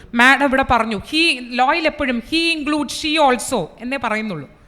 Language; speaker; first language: English; non-native, local second language; Malayalam